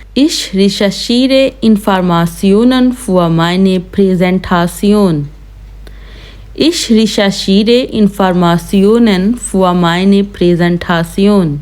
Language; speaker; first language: German; non-native, fluent; Urdu